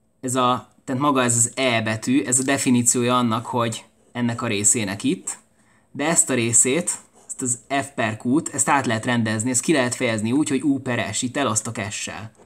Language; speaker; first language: Hungarian; native; Hungarian